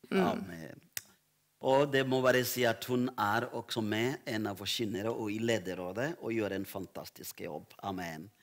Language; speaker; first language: Norwegian; non-native, fluent; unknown